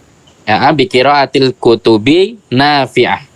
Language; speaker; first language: Arabic; non-native, fluent; Indonesian